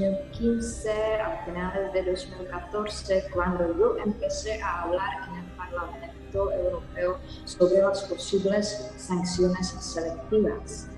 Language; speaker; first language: Spanish; non-native, fluent; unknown